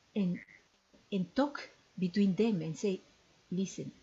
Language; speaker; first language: English; non-native, fluent; Spanish